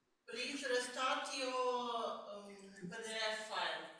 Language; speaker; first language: English; non-native, learner; Ukrainian